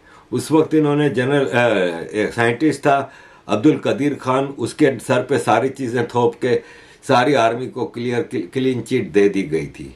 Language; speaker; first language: Urdu; native; Urdu